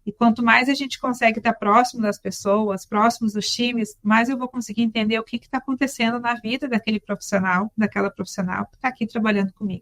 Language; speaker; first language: Portuguese; native; Portuguese